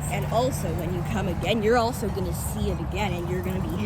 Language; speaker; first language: English; native; English